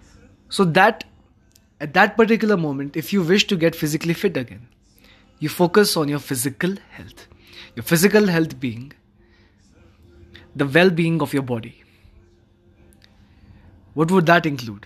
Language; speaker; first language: English; non-native, local second language; Hindi